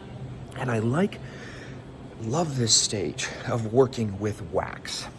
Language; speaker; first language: English; native; English